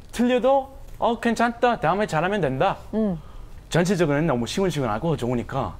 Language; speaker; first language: Korean; non-native, fluent; English